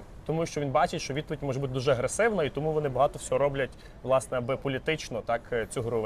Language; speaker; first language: Ukrainian; native; Ukrainian